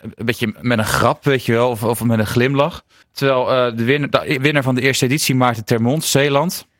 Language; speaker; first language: Dutch; native; Dutch